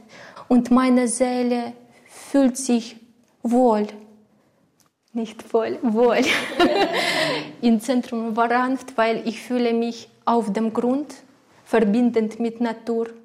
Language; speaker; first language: German; non-native, learner; Ukrainian